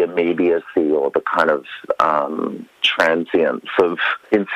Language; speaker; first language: English; native; English